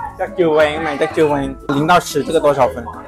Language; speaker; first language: Chinese; early bilingual, heritage; Vietnamese